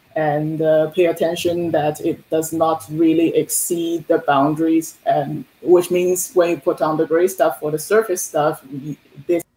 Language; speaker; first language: English; non-native, fluent; Chinese